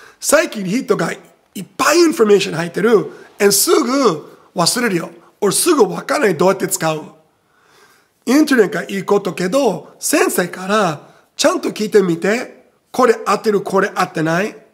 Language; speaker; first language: Japanese; non-native, fluent; Portuguese